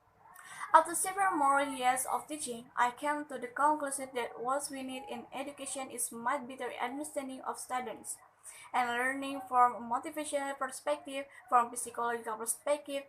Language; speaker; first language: English; non-native, learner; Indonesian